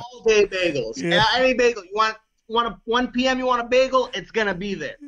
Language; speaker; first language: English; native; English